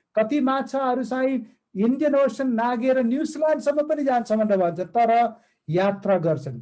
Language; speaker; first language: Nepali; non-native, fluent; Malayalam